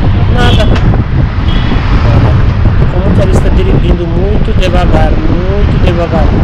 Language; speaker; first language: Portuguese; non-native, fluent; Hindi